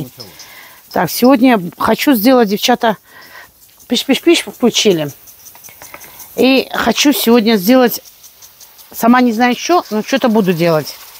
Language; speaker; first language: Russian; native; Russian